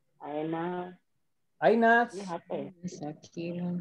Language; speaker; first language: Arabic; non-native, learner; Indonesian